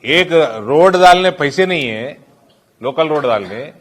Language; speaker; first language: Hindi; non-native, local second language; Telugu